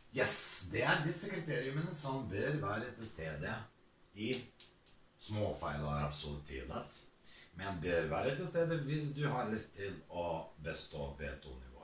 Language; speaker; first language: Norwegian; non-native, fluent; Serbian